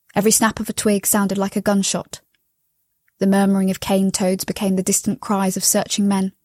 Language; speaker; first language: English; native; English